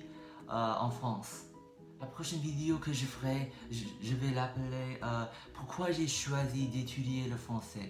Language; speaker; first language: French; non-native, learner; English